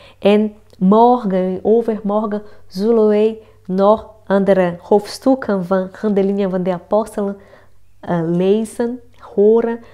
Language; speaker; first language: Dutch; non-native, fluent; Portuguese